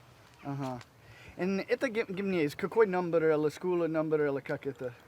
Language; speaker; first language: Russian; non-native, learner; English